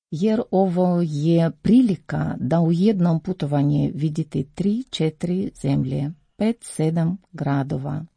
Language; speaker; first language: Croatian; non-native, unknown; Ukrainian